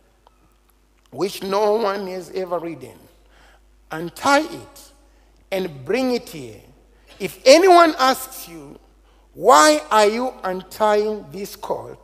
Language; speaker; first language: English; non-native, local second language; Shona